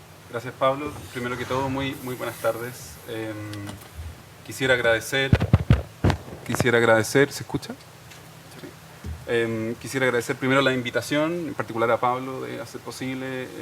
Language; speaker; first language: Spanish; native; Spanish